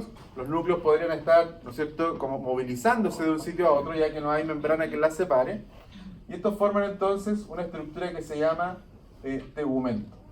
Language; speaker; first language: Spanish; native; Spanish